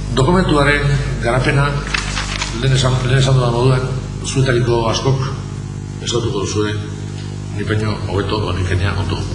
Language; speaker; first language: Basque; native; Basque